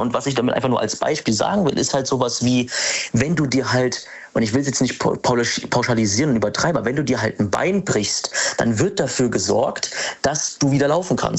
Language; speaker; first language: German; native; German